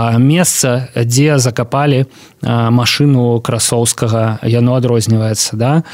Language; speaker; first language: Belarusian; native; Belarusian